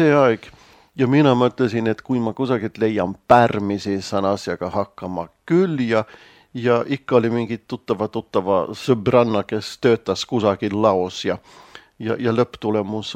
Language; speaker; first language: Estonian; non-native, fluent; Swedish